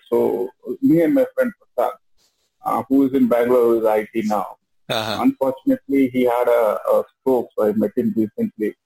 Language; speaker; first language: English; non-native, local second language; Kannada